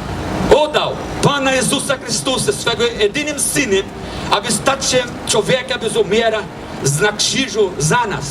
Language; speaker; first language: Polish; non-native, fluent; Portuguese